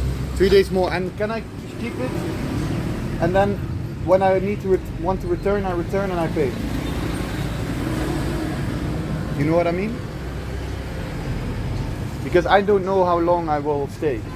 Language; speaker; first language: English; non-native, fluent; Dutch